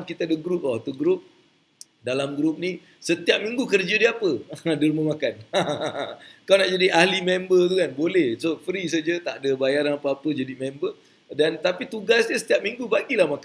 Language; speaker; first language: Malay; native; Malay